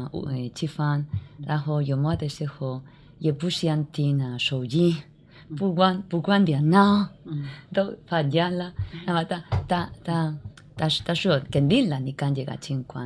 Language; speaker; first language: Chinese; non-native, learner; Spanish